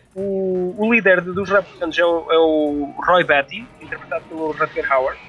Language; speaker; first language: Portuguese; native; Portuguese